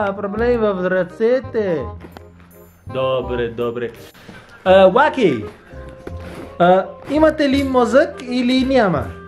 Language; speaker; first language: Bulgarian; non-native, learner; English